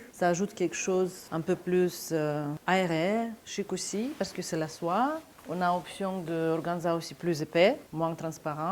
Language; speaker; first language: French; non-native, fluent; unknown